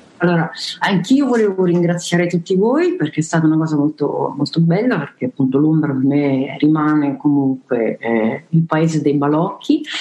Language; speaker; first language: Italian; native; Italian